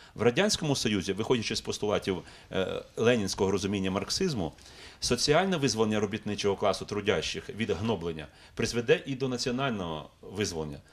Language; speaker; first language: Ukrainian; native; Ukrainian